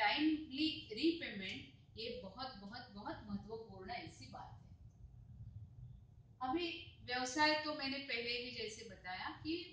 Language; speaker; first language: Hindi; non-native, local second language; Marathi